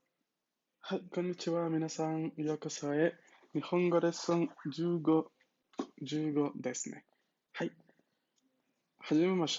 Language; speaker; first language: Japanese; non-native, fluent; Spanish